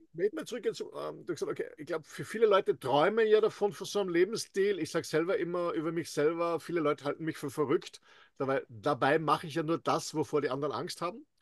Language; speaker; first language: German; native; German